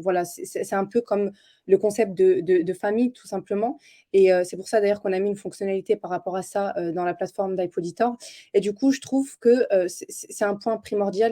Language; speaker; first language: French; native; French